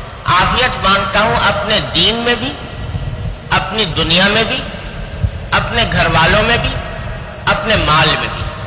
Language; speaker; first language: Urdu; native; Urdu